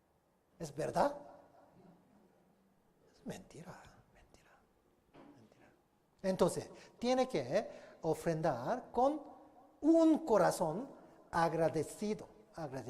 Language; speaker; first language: Spanish; non-native, learner; Korean